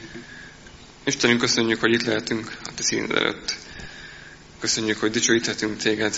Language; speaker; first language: Hungarian; native; Hungarian